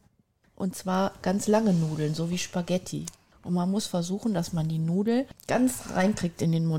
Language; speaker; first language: German; native; German